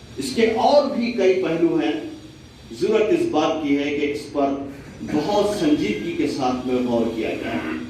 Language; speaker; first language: Urdu; native; Urdu